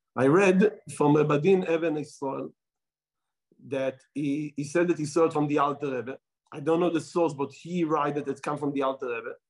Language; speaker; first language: English; non-native, fluent; Hebrew